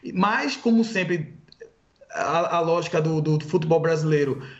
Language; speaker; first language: Portuguese; native; Portuguese